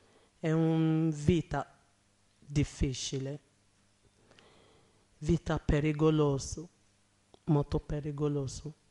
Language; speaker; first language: Italian; non-native, learner; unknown